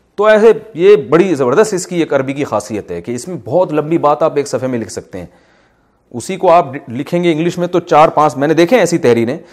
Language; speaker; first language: Urdu; native; Urdu